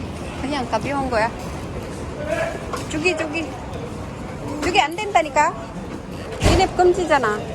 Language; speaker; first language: Korean; non-native, learner; Filipino